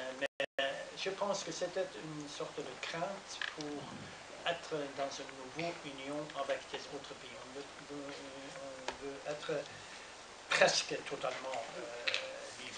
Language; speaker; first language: French; non-native, learner; Norwegian